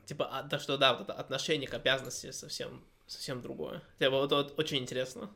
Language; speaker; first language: Russian; early bilingual, heritage; Russian